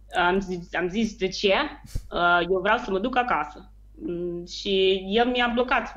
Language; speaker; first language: Romanian; non-native, learner; English